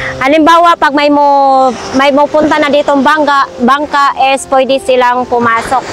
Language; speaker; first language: Filipino; non-native, local second language; Masbatenyo